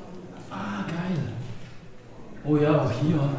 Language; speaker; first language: German; native; German